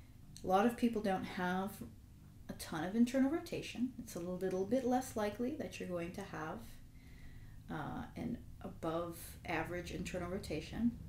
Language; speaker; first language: English; native; English